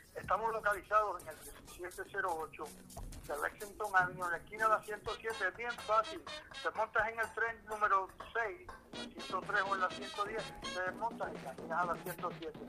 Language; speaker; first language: Spanish; early bilingual, heritage; Spanish